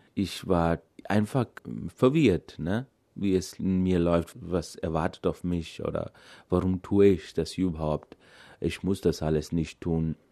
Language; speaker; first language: German; non-native, fluent; Malayalam